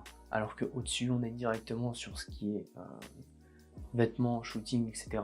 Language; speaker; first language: French; native; French